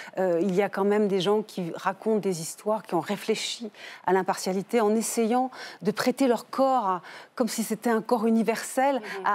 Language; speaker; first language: French; native; French